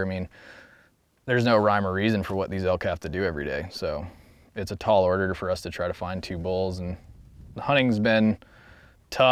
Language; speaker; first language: English; native; English